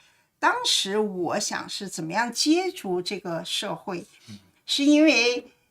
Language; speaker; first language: Chinese; native; Chinese